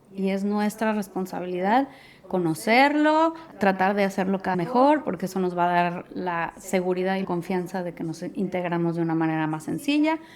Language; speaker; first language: Spanish; native; Spanish